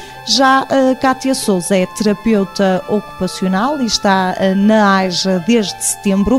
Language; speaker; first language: Portuguese; native; Portuguese